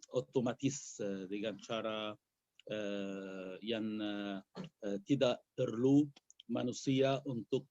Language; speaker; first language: Indonesian; non-native, learner; Arabic